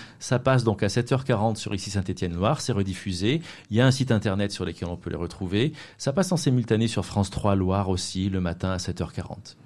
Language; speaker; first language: French; native; French